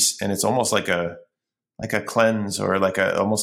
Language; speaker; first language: English; native; English